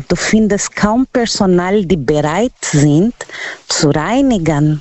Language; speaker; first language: German; non-native, fluent; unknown